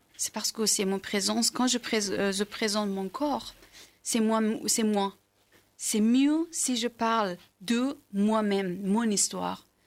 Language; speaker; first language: French; non-native, learner; Persian